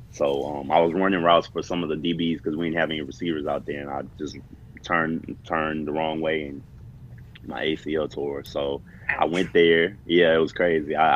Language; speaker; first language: English; native; English